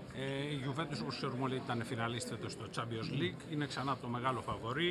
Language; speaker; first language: Greek; native; Greek